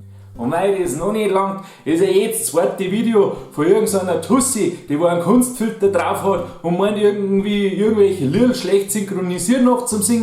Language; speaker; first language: German; native; German